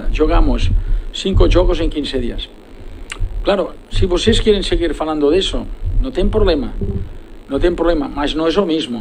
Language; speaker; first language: Portuguese; non-native, fluent; Spanish